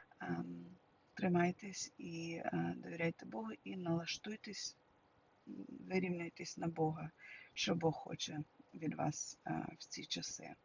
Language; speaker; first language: Ukrainian; early bilingual, heritage; Ukrainian